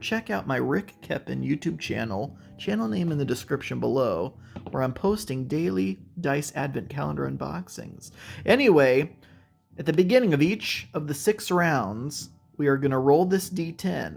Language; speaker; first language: English; native; English